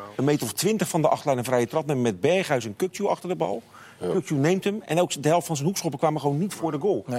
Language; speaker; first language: Dutch; native; Dutch